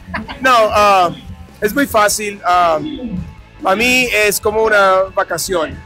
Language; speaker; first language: Spanish; non-native, fluent; English